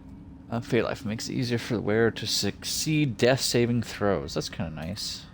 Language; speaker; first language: English; native; English